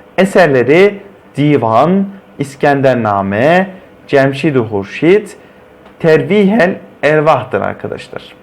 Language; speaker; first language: Turkish; native; Turkish